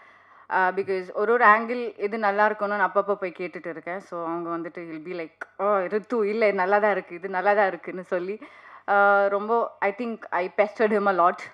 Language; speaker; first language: Tamil; non-native, learner; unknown